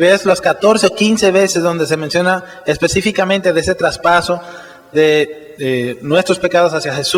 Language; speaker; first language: Spanish; native; Spanish